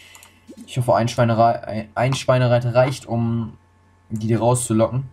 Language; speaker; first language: German; native; German